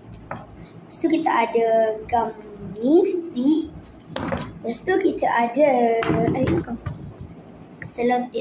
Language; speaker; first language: Malay; native; Malay